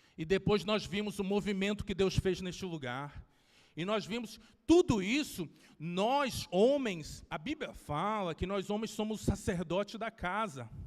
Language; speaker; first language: Portuguese; native; Portuguese